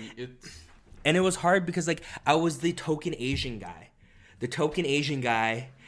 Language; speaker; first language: English; non-native, fluent; Korean